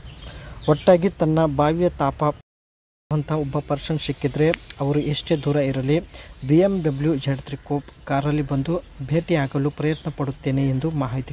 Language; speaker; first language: Kannada; native; Kannada